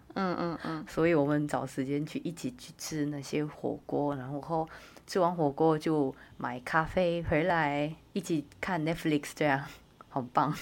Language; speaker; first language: Chinese; non-native, fluent; Korean